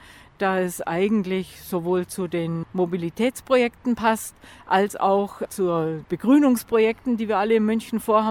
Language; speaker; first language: German; native; German